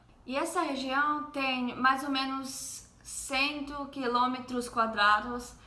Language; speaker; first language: Portuguese; non-native, fluent; Hebrew